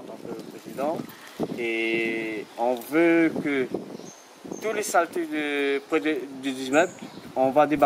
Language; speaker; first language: French; non-native, local second language; Réunion Creole French